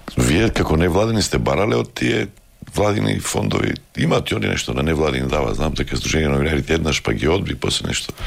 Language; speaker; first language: Macedonian; native; Macedonian